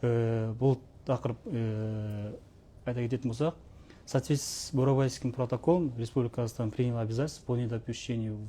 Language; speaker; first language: Russian; non-native, local second language; Kazakh